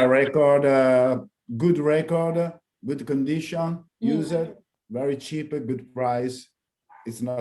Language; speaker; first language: English; non-native, learner; Italian